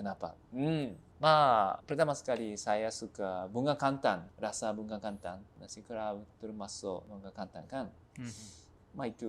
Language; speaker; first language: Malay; non-native, fluent; Japanese